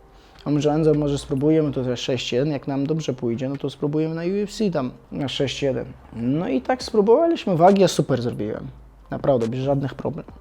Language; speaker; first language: Polish; non-native, fluent; Chechen